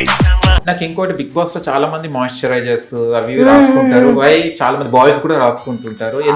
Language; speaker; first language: Telugu; native; Telugu